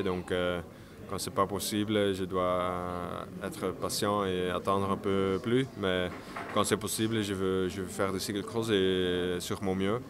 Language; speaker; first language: French; non-native, learner; Dutch